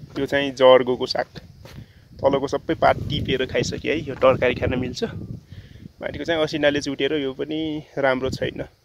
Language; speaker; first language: Nepali; non-native, local second language; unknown